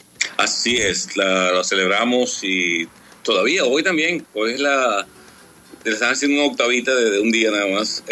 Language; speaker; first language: Spanish; native; Spanish